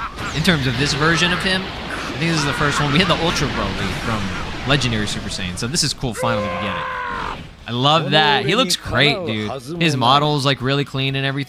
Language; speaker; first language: English; native; English